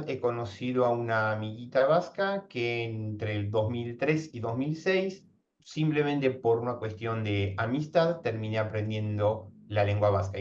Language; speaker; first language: Spanish; native; Spanish